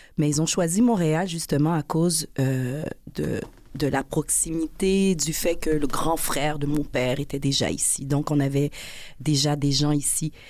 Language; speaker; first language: French; early bilingual, other home language; Haitian Creole